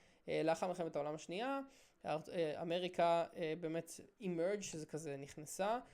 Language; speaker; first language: Hebrew; native; Hebrew